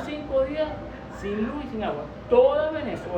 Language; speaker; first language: Spanish; native; Spanish